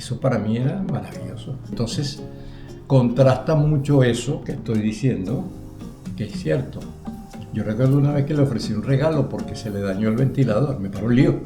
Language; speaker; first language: Spanish; native; Spanish